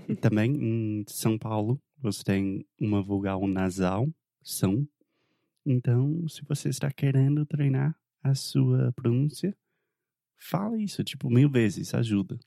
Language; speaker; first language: Portuguese; non-native, fluent; English